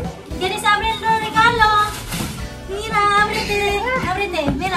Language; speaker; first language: Spanish; non-native, learner; Cebuano